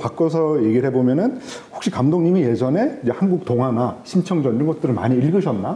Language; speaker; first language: Korean; native; Korean